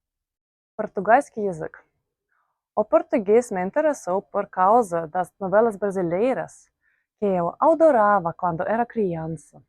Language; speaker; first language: Portuguese; non-native, fluent; Russian